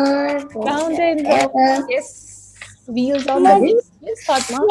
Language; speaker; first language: English; non-native, local second language; Urdu